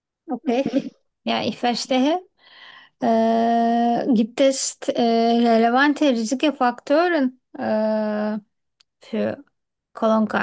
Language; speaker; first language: German; non-native, learner; Turkish